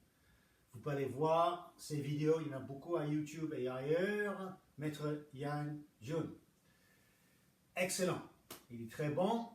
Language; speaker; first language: French; non-native, fluent; English